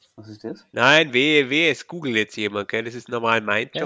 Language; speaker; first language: German; native; German